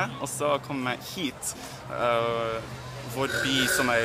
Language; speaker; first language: Norwegian; non-native, learner; English